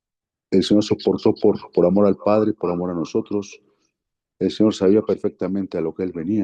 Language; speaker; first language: Spanish; native; Spanish